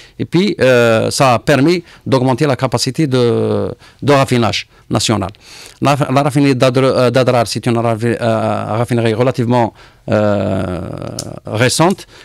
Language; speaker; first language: French; non-native, local second language; Arabic